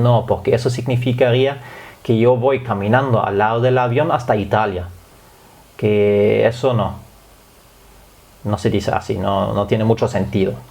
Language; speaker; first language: Spanish; non-native, fluent; German